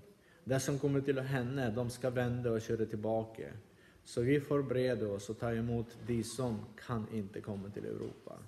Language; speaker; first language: Swedish; non-native, fluent; Ukrainian